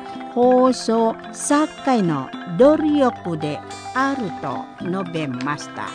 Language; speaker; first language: Japanese; non-native, fluent; Indonesian